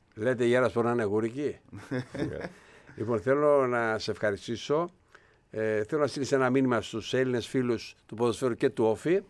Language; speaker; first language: Greek; native; Greek